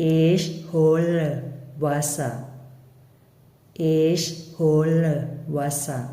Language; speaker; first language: German; non-native, fluent; Thai